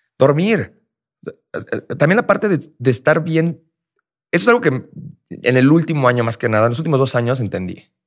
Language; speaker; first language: Spanish; native; Spanish